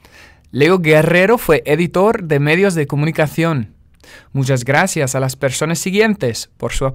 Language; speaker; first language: Spanish; non-native, fluent; English